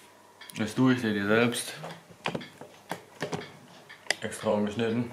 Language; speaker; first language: German; native; German